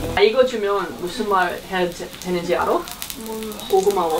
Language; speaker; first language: Korean; non-native, fluent; English